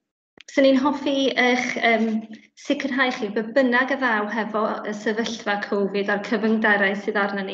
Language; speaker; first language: Welsh; native; Welsh